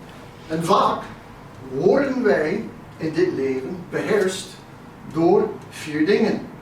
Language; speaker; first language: Dutch; non-native, fluent; English